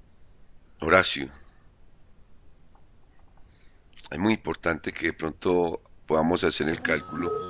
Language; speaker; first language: Spanish; native; Spanish